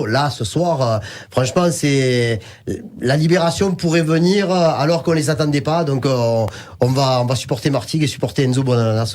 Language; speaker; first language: French; native; French